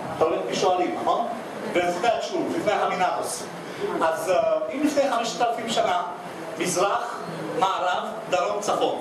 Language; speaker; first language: Hebrew; non-native, fluent; Russian